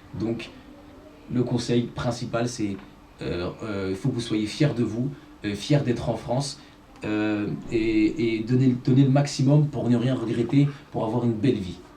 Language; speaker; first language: French; early bilingual, other home language; Arabic